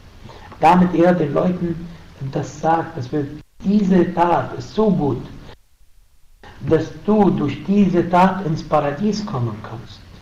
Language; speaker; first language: German; non-native, fluent; Arabic